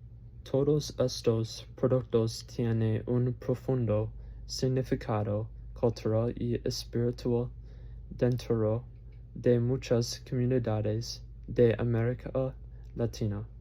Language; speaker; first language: Spanish; non-native, learner; English